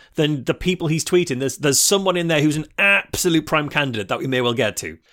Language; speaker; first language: English; native; English